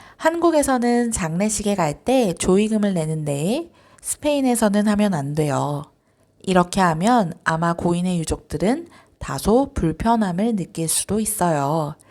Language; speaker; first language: Korean; non-native, fluent; Spanish